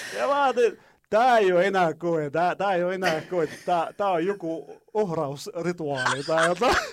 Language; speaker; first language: Finnish; non-native, fluent; Arabic